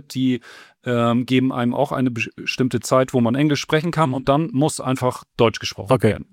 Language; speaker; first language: German; native; German